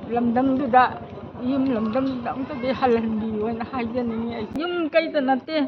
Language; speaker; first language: Manipuri; native; Manipuri